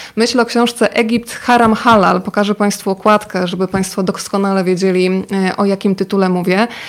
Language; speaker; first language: Polish; native; Polish